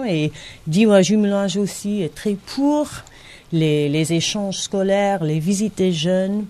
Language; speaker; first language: French; non-native, fluent; English